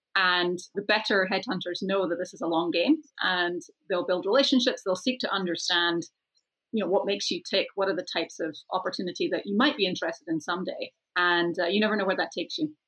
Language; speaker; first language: English; native; English